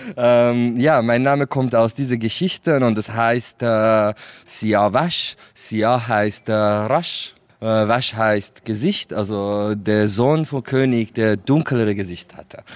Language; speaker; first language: German; non-native, fluent; Kurdish